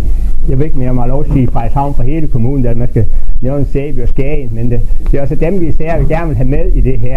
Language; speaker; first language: Danish; native; Danish